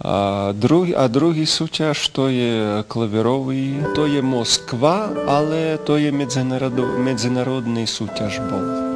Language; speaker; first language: Slovak; non-native, learner; Russian